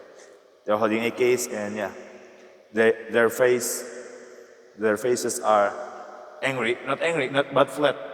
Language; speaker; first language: English; non-native, learner; Indonesian